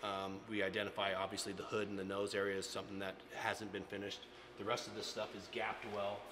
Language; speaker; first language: English; native; English